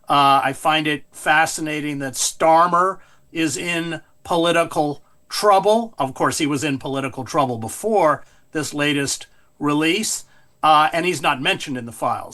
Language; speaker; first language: English; native; English